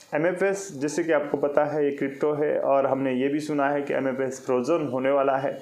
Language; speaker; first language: Hindi; non-native, local second language; Marathi